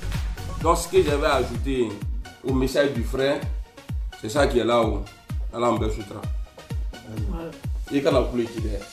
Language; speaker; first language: French; native; French